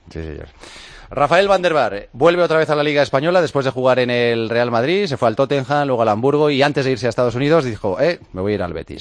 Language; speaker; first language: Spanish; native; Spanish